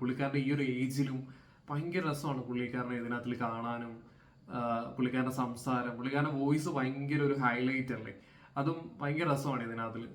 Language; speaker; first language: Malayalam; native; Malayalam